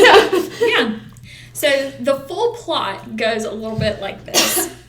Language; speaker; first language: English; native; English